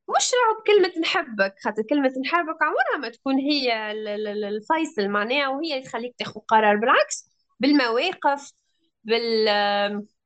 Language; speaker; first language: Arabic; native; Arabic